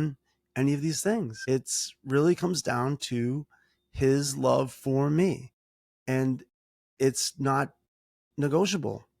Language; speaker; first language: English; native; English